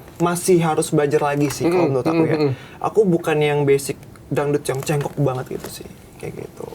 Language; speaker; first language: Indonesian; native; Indonesian